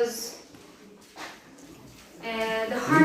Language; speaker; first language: English; non-native, learner; Turkish